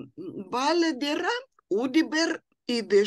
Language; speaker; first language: Hebrew; non-native, fluent; Yiddish